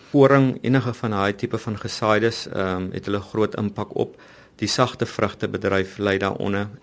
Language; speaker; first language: Afrikaans; native; Afrikaans